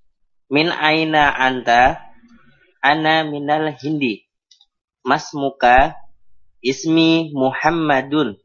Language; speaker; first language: Arabic; non-native, learner; Indonesian